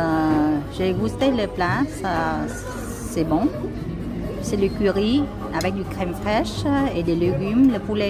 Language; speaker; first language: French; non-native, learner; Vietnamese